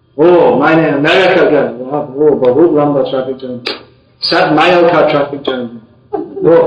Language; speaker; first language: Hindi; non-native, fluent; English